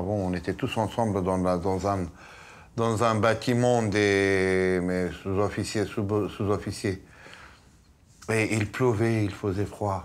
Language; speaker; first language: French; non-native, fluent; Persian